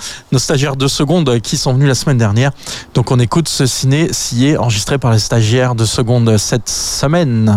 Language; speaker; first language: French; native; French